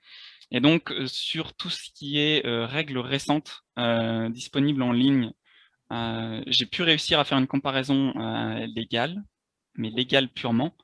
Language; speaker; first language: French; native; French